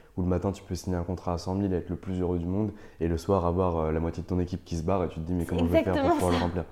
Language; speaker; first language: French; native; French